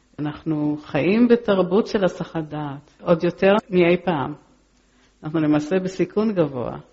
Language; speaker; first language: Hebrew; early bilingual, other home language; Polish